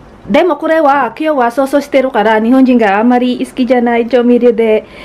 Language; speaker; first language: Japanese; non-native, fluent; Filipino